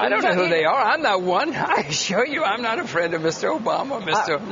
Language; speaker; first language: English; native; English